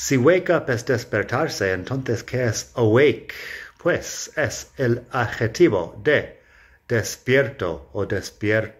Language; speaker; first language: Spanish; non-native, fluent; English